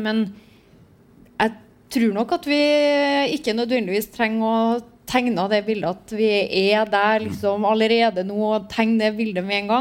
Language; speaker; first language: Norwegian; native; Norwegian